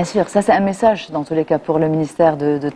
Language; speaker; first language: French; non-native, local second language; Arabic